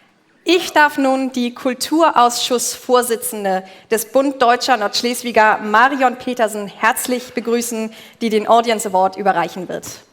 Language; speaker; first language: German; native; German